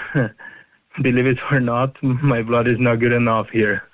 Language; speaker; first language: English; non-native, fluent; Portuguese